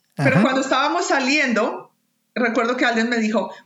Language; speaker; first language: Spanish; native; Spanish